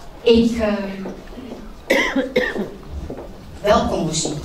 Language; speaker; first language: Dutch; early bilingual, other home language; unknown